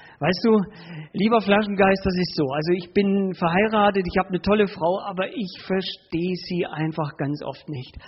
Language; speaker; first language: German; early bilingual, other home language; Spanish